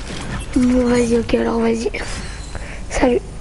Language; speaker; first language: French; native; French